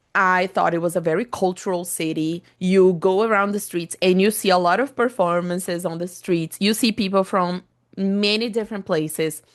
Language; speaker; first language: English; non-native, fluent; Portuguese